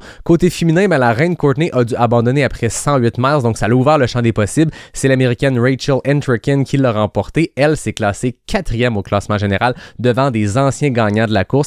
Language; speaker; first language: French; native; French